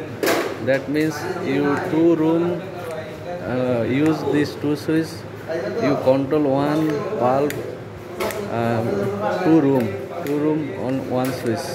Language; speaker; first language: English; non-native, learner; Bangla